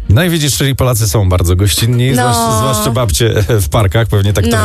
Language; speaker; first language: Polish; native; Polish